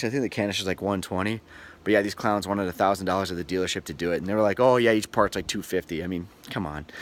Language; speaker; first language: English; native; English